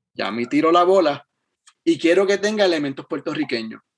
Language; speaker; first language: Spanish; native; Spanish